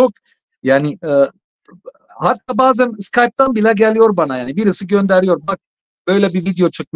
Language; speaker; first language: Turkish; non-native, fluent; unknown